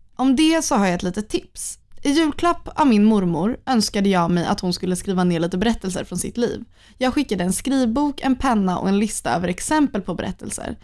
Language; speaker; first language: Swedish; native; Swedish